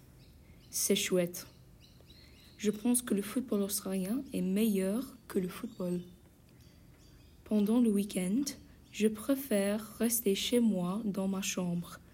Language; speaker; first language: French; non-native, learner; English